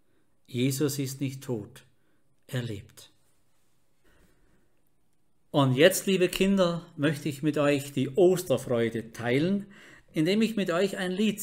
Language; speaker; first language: German; native; German